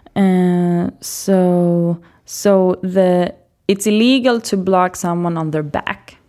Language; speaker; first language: English; non-native, fluent; Greek